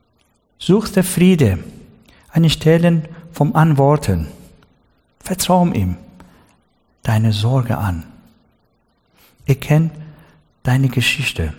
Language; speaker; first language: German; non-native, learner; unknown